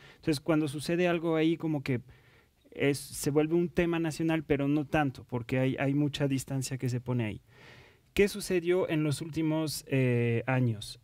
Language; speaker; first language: Spanish; non-native, fluent; French